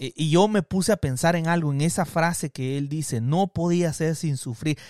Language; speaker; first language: Spanish; native; Spanish